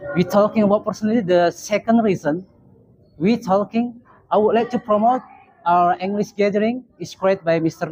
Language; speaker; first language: English; non-native, learner; Indonesian